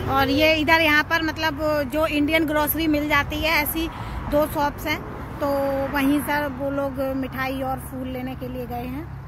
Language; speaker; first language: Hindi; native; Hindi